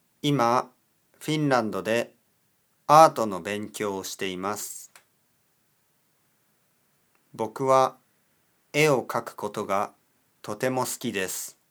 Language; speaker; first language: Japanese; non-native, learner; Spanish